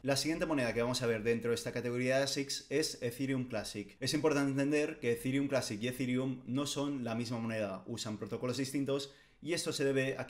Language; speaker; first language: Spanish; native; Spanish